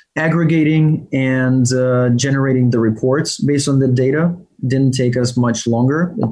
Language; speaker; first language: English; non-native, fluent; Ukrainian